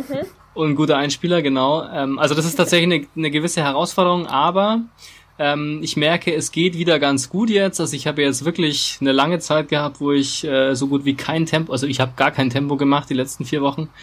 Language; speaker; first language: German; native; German